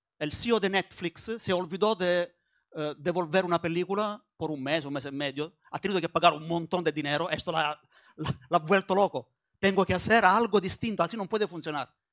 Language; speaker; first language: Spanish; non-native, learner; Italian